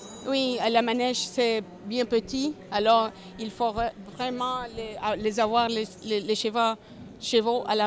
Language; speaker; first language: French; non-native, learner; Spanish